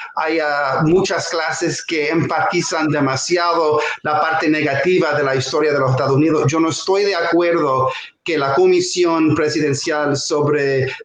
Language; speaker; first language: Spanish; non-native, fluent; English